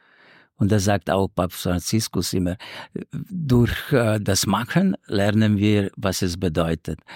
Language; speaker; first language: German; non-native, fluent; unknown